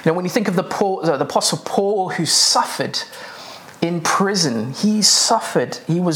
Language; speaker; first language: English; native; English